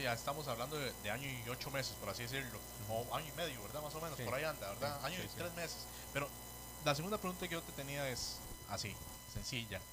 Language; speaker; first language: Spanish; native; Spanish